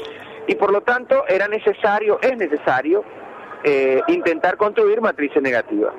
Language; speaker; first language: Spanish; native; Spanish